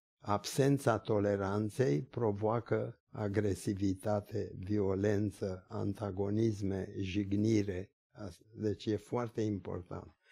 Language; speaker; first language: Romanian; early bilingual, other home language; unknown